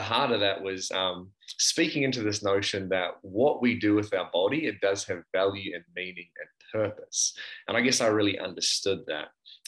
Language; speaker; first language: English; native; English